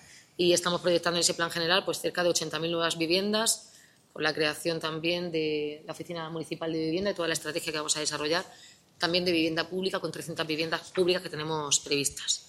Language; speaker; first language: Spanish; native; Spanish